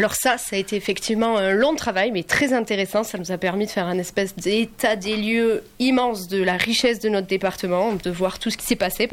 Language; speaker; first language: French; native; French